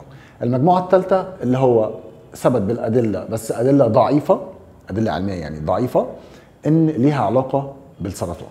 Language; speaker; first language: Arabic; native; Arabic